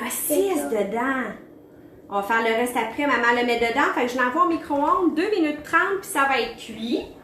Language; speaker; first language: French; native; French